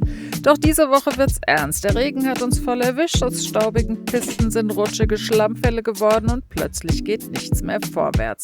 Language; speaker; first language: German; native; German